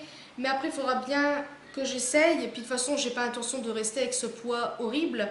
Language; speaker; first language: French; native; French